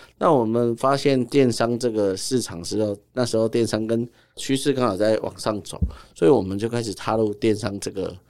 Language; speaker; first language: Chinese; native; Chinese